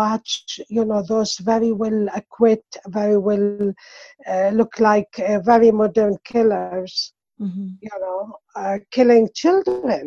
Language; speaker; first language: English; non-native, learner; Arabic